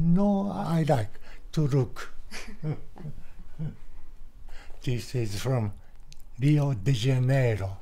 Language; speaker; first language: English; non-native, learner; Japanese